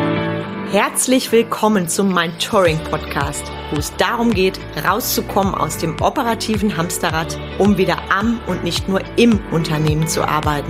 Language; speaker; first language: German; native; German